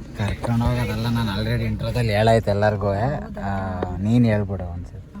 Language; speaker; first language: Kannada; native; Kannada